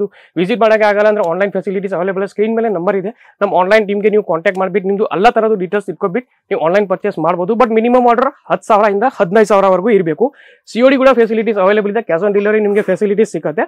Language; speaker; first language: Kannada; non-native, fluent; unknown